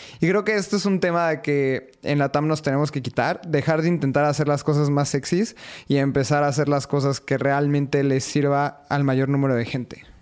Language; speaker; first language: Spanish; native; Spanish